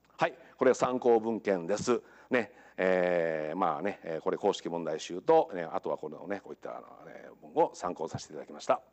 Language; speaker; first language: Japanese; native; Japanese